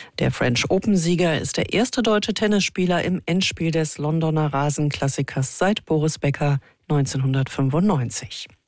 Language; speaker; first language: German; native; German